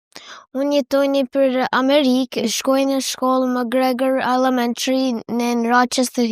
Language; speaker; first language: Albanian; early bilingual, heritage; Albanian